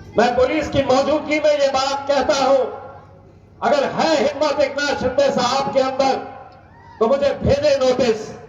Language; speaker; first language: Hindi; non-native, local second language; Urdu